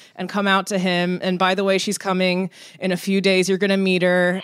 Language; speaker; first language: English; early bilingual, other home language; Persian